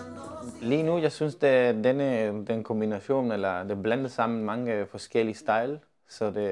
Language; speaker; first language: Danish; non-native, learner; Spanish